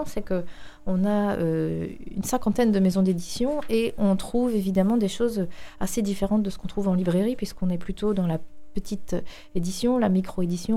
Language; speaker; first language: French; native; French